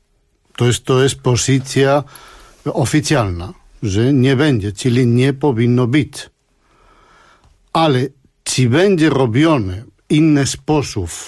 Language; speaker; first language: Polish; non-native, fluent; Spanish